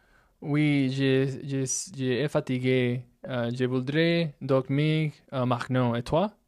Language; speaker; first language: French; non-native, learner; English